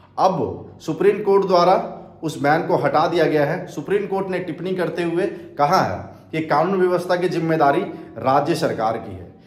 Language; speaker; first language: Hindi; native; Hindi